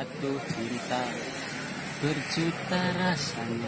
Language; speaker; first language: Indonesian; non-native, local second language; Javanese